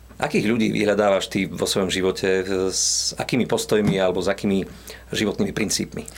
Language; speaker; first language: Slovak; native; Slovak